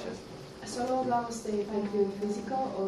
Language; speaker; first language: Spanish; non-native, learner; English